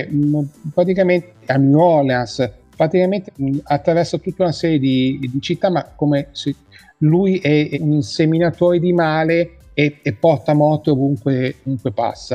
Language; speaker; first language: Italian; native; Italian